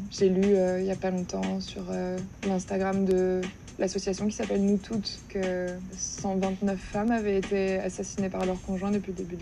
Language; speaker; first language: French; native; French